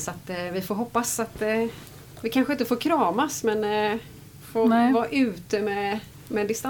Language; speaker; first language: Swedish; native; Swedish